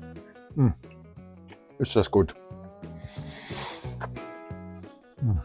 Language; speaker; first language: German; native; German